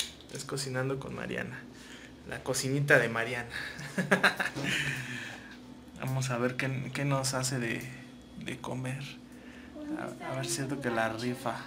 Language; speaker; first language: Spanish; native; Spanish